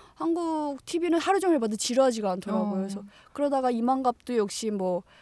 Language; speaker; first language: Korean; native; Korean